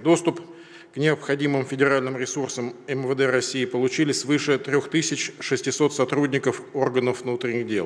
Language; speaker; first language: Russian; native; Russian